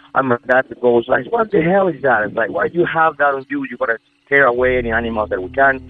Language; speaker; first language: English; non-native, fluent; Spanish